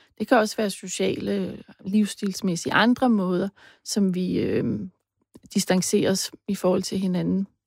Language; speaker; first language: Danish; native; Danish